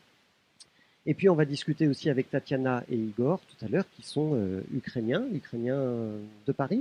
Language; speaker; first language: French; native; French